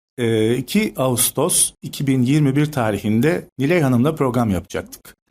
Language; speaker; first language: Turkish; native; Turkish